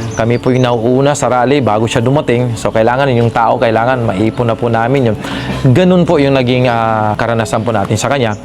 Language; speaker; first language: Filipino; non-native, local second language; Maguindanaon